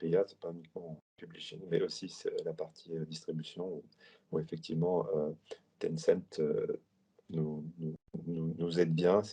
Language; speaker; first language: French; native; French